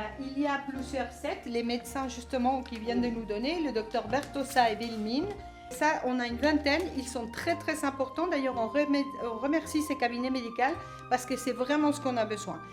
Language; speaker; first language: French; native; French